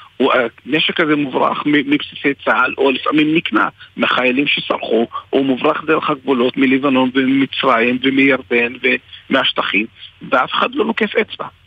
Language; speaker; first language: Hebrew; non-native, local second language; Arabic